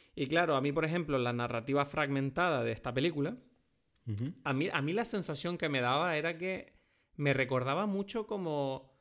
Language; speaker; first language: Spanish; non-native, fluent; French